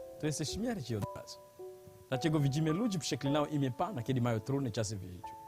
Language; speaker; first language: Polish; non-native, learner; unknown